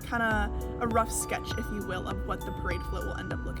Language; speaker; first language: English; native; English